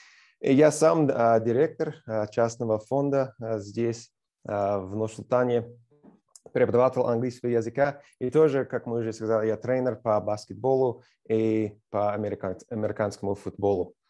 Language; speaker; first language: Russian; non-native, fluent; English